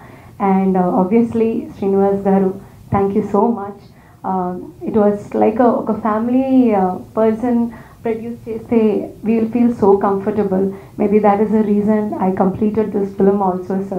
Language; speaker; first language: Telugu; non-native, learner; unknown